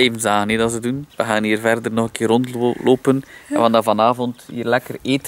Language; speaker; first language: Dutch; native; Dutch